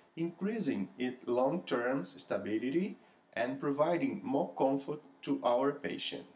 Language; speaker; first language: English; non-native, fluent; Portuguese